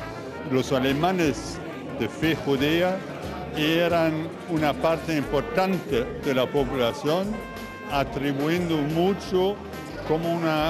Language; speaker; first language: Spanish; non-native, fluent; German